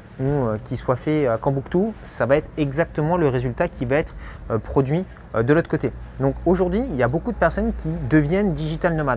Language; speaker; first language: French; native; French